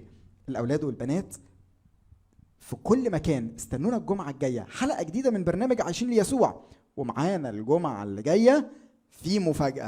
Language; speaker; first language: Arabic; native; Arabic